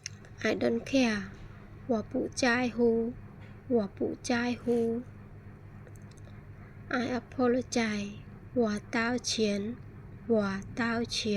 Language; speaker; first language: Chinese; non-native, learner; Khmer